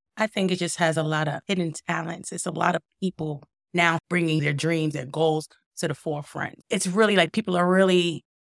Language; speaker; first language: English; native; English